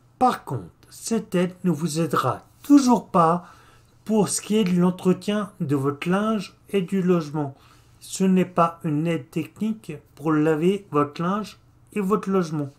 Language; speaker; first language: French; native; French